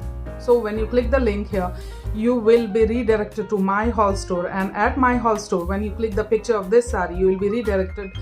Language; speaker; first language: English; non-native, local second language; Hindi